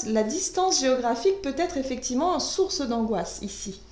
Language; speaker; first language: French; native; French